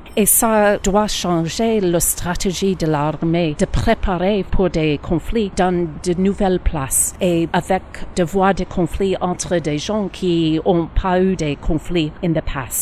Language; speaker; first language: French; non-native, learner; English